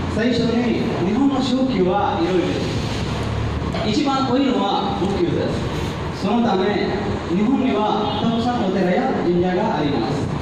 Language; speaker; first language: Japanese; non-native, learner; Hindi